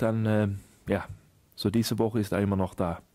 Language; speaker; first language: German; non-native, fluent; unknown